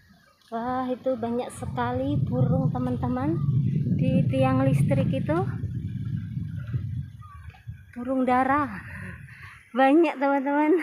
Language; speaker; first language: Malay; non-native, local second language; Javanese